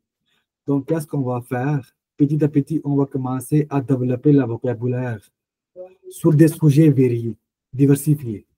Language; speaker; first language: French; non-native, fluent; Punjabi